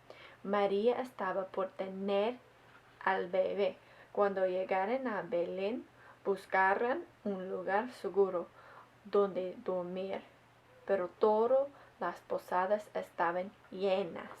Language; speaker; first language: Spanish; non-native, learner; English